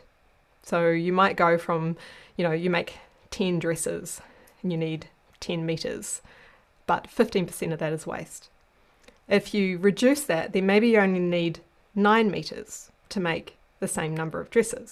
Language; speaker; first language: English; native; English